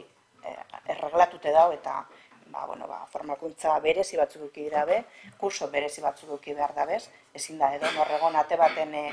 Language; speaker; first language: Basque; native; Basque